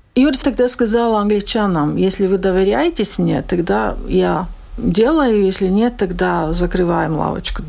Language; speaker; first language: Russian; non-native, local second language; Latvian